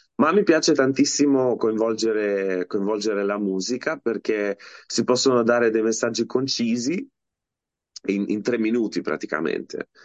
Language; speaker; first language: Italian; non-native, fluent; Albanian